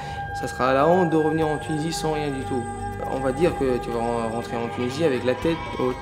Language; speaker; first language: French; non-native, local second language; Arabic